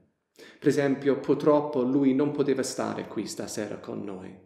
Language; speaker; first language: Italian; non-native, fluent; English